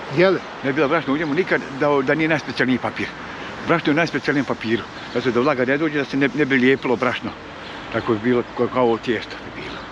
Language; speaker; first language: Bosnian; native; Bosnian